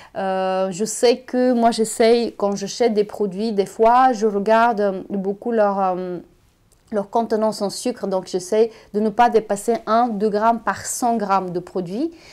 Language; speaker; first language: French; non-native, fluent; Bulgarian